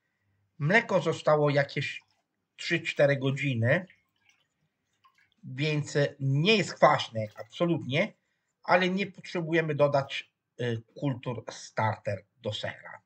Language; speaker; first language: Polish; non-native, fluent; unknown